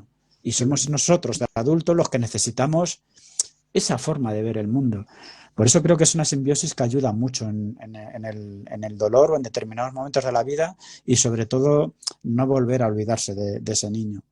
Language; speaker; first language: Spanish; native; Spanish